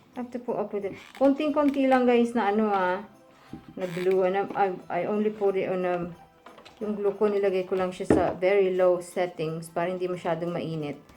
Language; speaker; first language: Filipino; native; Filipino